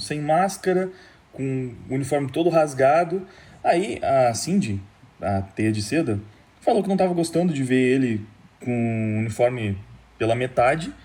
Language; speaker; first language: Portuguese; native; Portuguese